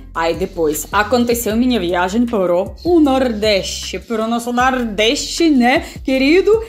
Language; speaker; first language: Portuguese; non-native, fluent; Russian